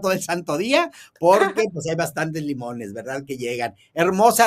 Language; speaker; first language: Spanish; native; Spanish